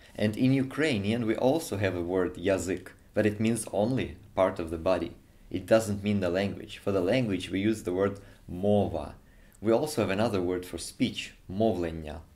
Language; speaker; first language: English; non-native, fluent; Ukrainian